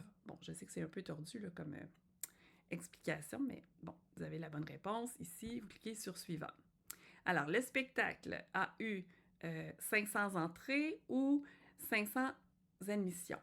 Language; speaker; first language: French; native; French